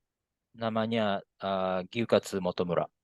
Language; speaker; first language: Indonesian; non-native, fluent; Japanese